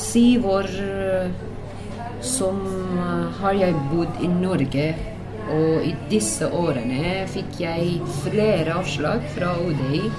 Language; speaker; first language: Norwegian; non-native, learner; Persian